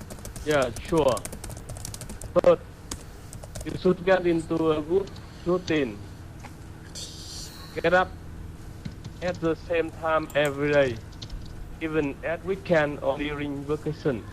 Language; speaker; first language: English; non-native, learner; Vietnamese